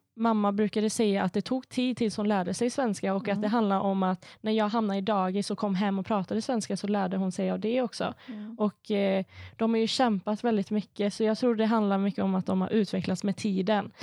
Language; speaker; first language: Swedish; native; Swedish